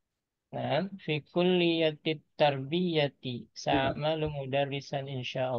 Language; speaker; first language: Arabic; non-native, learner; Indonesian